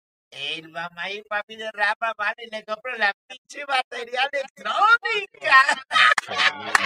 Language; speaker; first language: Spanish; early bilingual, heritage; Spanish